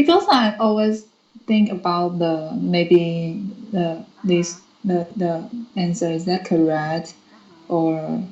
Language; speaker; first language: English; non-native, learner; Chinese